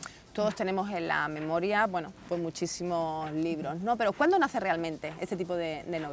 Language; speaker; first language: Spanish; native; Spanish